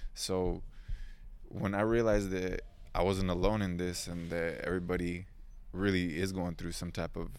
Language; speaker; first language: English; early bilingual, other home language; Spanish